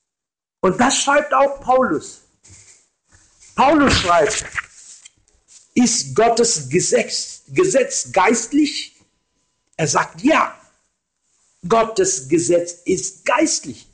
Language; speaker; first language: German; non-native, fluent; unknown